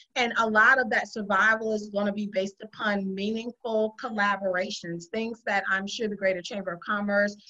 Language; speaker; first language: English; native; English